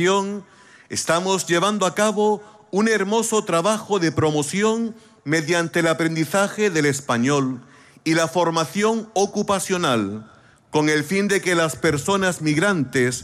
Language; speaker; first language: Spanish; native; Spanish